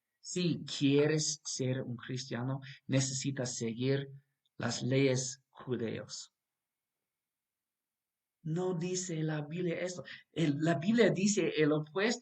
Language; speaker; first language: Spanish; non-native, fluent; English